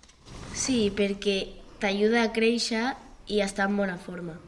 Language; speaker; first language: Catalan; non-native, local second language; Spanish